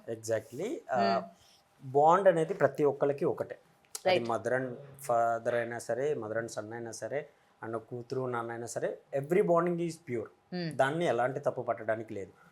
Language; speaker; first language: Telugu; native; Telugu